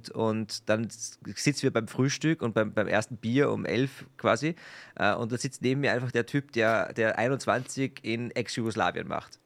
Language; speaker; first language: German; native; German